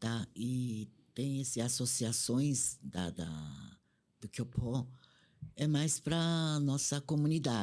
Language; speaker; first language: Portuguese; non-native, fluent; Korean